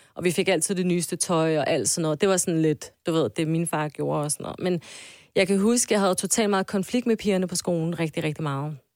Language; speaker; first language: Danish; early bilingual, other home language; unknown